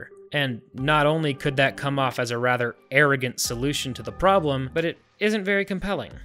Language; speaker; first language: English; native; English